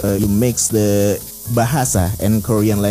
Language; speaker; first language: English; non-native, fluent; Indonesian